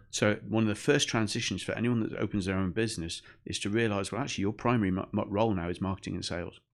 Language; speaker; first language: English; native; English